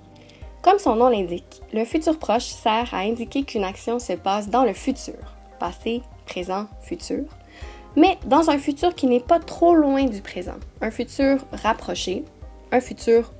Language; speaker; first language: French; native; French